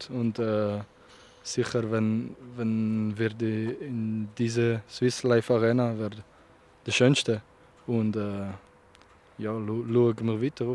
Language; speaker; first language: German; non-native, local second language; French